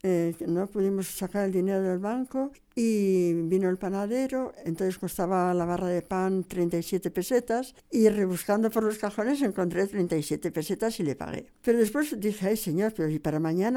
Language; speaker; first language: Spanish; native; Spanish